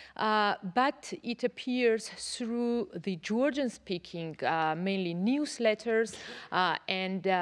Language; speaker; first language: English; non-native, fluent; Georgian